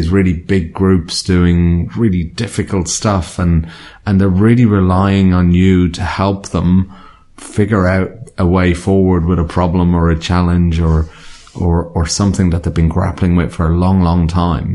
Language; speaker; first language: English; native; English